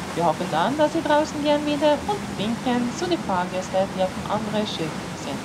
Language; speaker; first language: German; non-native, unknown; Norwegian